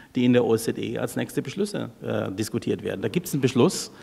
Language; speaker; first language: German; native; German